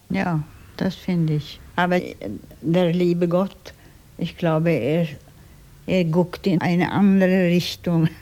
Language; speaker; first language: German; non-native, fluent; Swedish